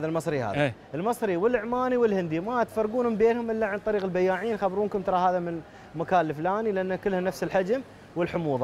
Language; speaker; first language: Arabic; native; Arabic